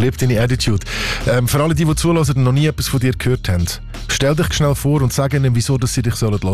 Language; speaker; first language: German; native; German